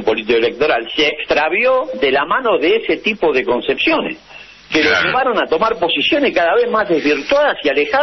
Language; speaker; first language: Spanish; native; Spanish